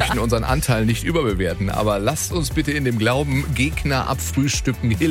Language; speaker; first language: German; native; German